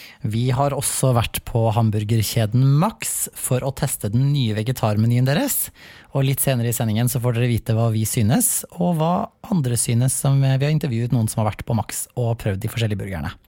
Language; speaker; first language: Norwegian; native; Norwegian